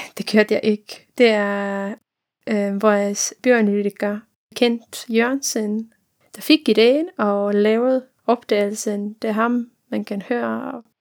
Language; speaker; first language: Danish; non-native, fluent; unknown